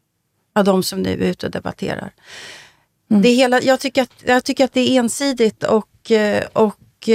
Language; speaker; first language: Swedish; native; Swedish